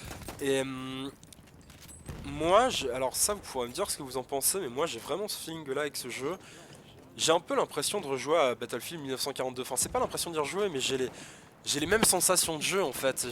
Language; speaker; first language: French; native; French